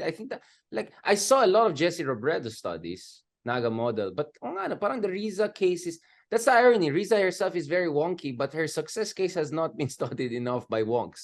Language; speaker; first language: English; non-native, local second language; Filipino